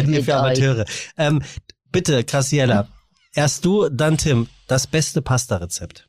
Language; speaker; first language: German; native; German